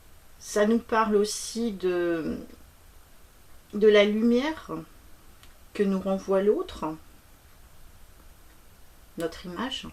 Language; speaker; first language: French; native; French